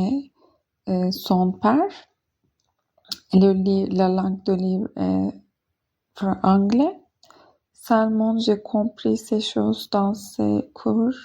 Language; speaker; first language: French; non-native, learner; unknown